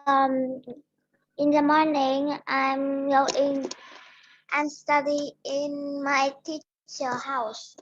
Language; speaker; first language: English; non-native, learner; Vietnamese